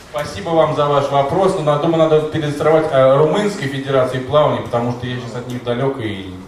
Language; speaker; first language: Russian; native; Russian